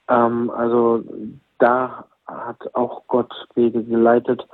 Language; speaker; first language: German; native; German